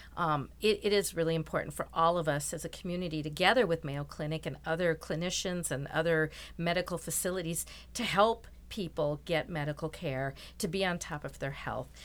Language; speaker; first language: English; native; English